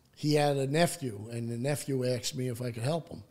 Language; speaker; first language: English; native; English